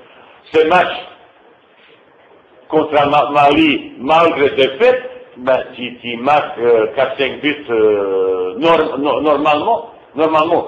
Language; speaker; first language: French; non-native, fluent; Bosnian